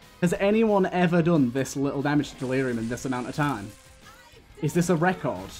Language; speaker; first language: English; native; English